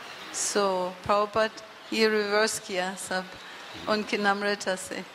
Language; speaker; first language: Hindi; non-native, learner; English